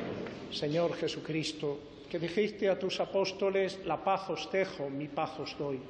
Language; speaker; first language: Spanish; native; Spanish